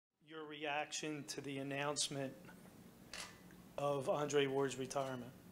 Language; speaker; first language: English; native; English